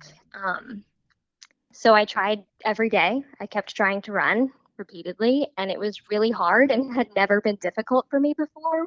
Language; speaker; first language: English; native; English